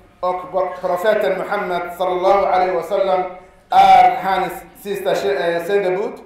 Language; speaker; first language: Swedish; non-native, fluent; Arabic